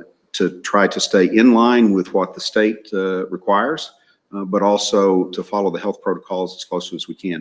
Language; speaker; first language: English; native; English